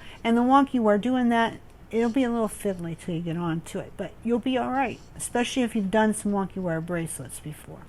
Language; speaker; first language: English; native; English